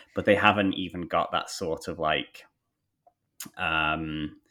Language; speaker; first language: English; native; English